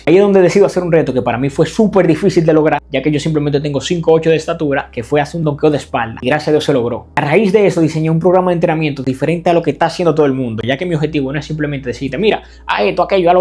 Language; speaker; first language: Spanish; native; Spanish